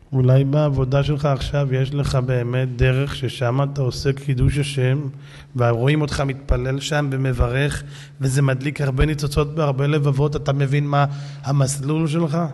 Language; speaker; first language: Hebrew; native; Hebrew